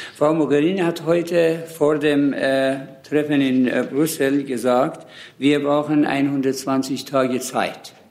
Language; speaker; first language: German; non-native, fluent; Persian